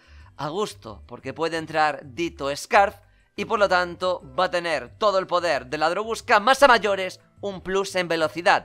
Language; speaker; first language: Spanish; native; Spanish